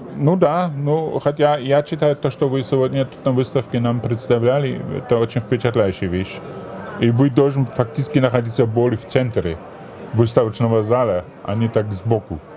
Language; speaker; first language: Russian; non-native, fluent; German